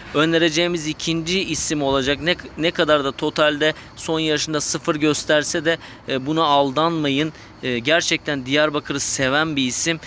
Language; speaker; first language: Turkish; native; Turkish